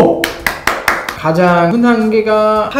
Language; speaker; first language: Korean; non-native, fluent; German